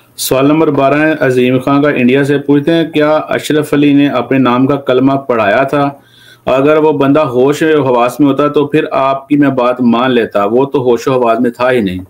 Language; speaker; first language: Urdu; native; Urdu